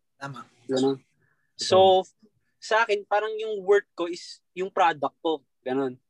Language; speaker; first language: Filipino; native; Filipino